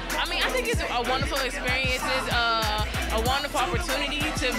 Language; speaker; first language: English; native; English